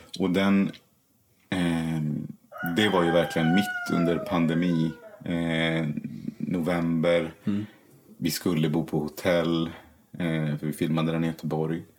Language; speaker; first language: Swedish; native; Swedish